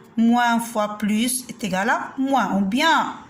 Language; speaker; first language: French; non-native, local second language; Arabic